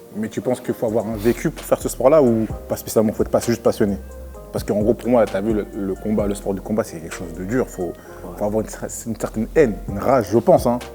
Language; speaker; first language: French; native; French